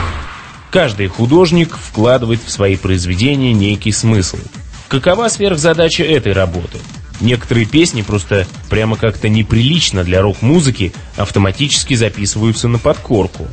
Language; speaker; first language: Russian; native; Russian